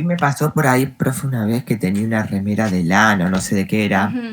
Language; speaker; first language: Spanish; native; Spanish